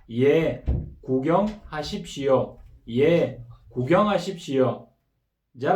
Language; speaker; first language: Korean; non-native, fluent; Kyrgyz